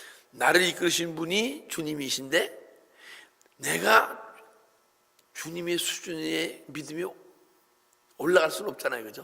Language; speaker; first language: Korean; native; Korean